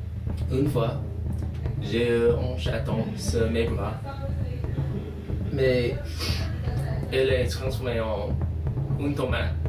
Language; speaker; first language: French; non-native, learner; English